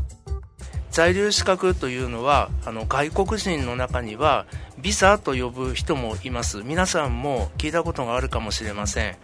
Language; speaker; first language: Japanese; native; Japanese